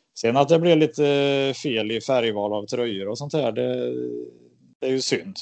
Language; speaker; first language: Swedish; native; Swedish